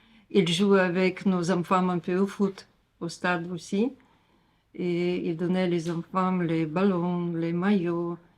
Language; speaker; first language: French; non-native, learner; Ukrainian